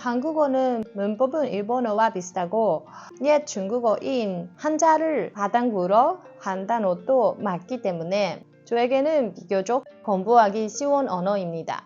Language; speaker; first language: Korean; non-native, learner; Japanese